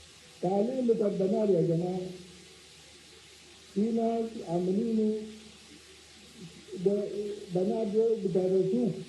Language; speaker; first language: Arabic; non-native, local second language; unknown